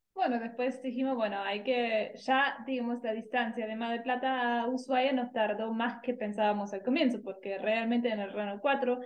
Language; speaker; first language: Spanish; non-native, fluent; German